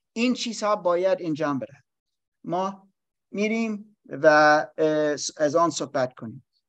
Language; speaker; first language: Persian; non-native, learner; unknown